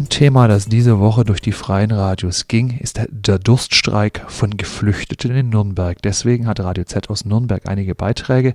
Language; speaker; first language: German; native; German